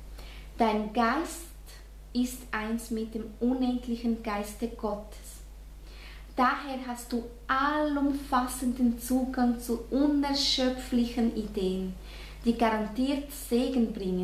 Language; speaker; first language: German; non-native, fluent; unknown